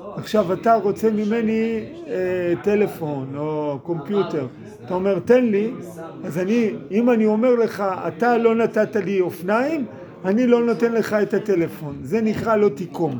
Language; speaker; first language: Hebrew; non-native, fluent; English